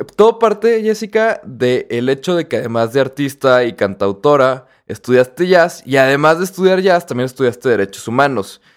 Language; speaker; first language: Spanish; native; Spanish